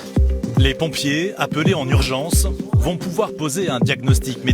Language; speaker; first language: French; native; French